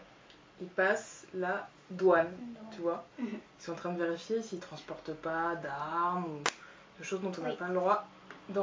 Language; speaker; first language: French; native; French